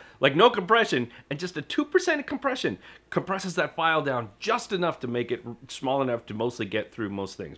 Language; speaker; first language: English; native; English